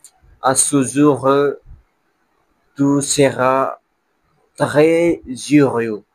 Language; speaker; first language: French; non-native, learner; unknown